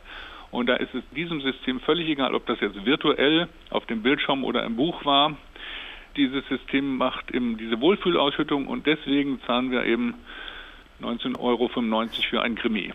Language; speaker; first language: German; native; German